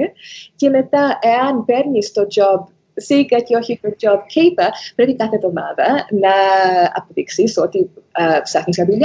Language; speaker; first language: Greek; early bilingual, heritage; Greek